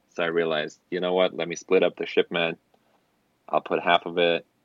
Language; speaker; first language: English; non-native, fluent; German